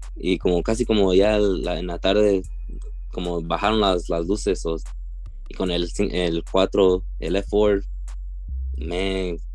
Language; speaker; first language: Spanish; early bilingual, heritage; Spanish